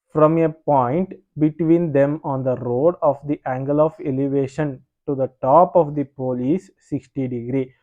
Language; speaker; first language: English; non-native, local second language; Kannada